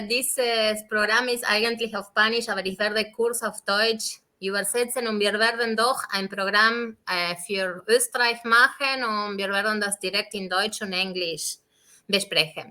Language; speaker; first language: German; non-native, fluent; Spanish